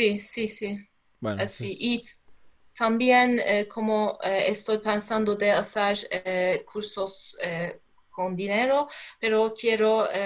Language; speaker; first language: Spanish; non-native, learner; Turkish